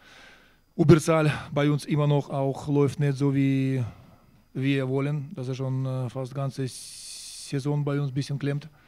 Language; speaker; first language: German; non-native, fluent; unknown